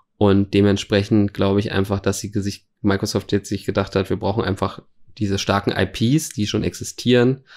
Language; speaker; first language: German; native; German